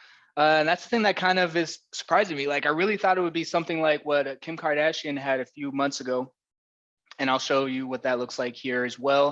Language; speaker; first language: English; native; English